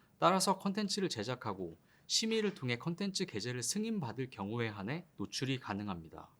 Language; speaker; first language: Korean; native; Korean